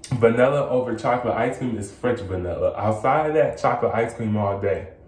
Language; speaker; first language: English; native; English